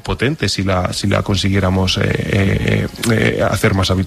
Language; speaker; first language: Spanish; native; Spanish